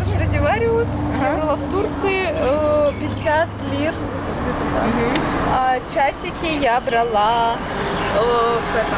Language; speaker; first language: Russian; native; Russian